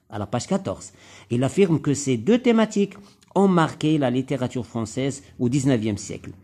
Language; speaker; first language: French; non-native, local second language; Arabic